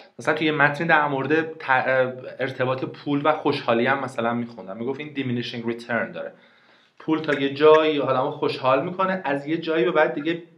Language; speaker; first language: Persian; native; Persian